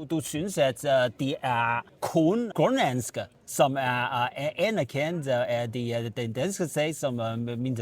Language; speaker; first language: Danish; non-native, learner; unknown